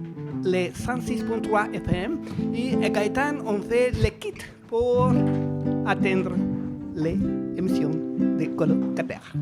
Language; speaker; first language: French; non-native, learner; Spanish